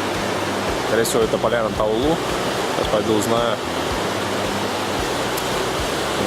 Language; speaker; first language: Russian; native; Russian